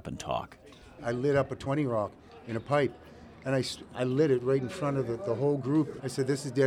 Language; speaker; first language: English; native; English